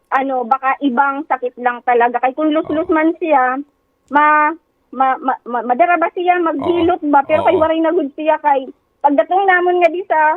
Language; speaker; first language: Filipino; non-native, local second language; Waray